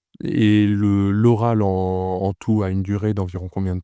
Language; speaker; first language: French; native; French